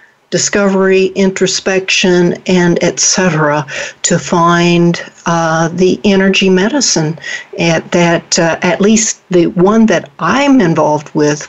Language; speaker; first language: English; native; English